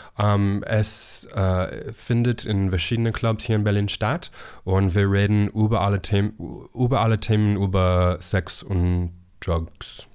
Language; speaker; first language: German; non-native, learner; English